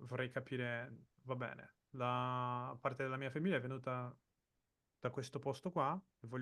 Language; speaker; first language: Italian; non-native, fluent; Portuguese